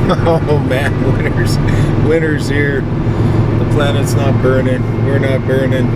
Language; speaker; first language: English; native; English